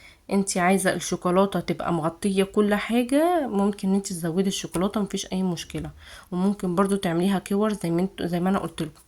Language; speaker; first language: Arabic; native; Arabic